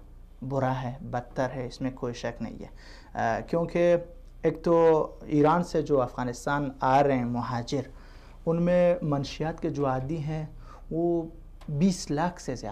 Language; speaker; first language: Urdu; non-native, fluent; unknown